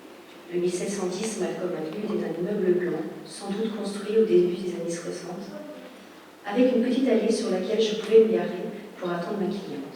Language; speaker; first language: French; native; French